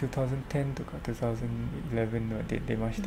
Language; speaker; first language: Japanese; non-native, learner; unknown